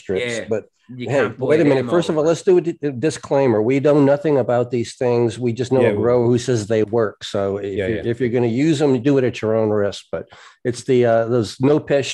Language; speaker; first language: English; native; English